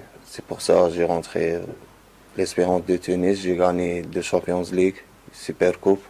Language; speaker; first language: French; non-native, learner; Arabic